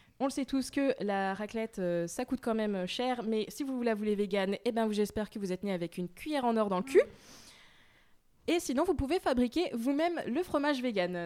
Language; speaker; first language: French; native; French